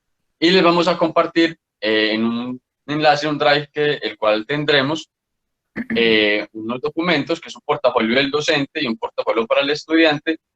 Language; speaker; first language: Spanish; native; Spanish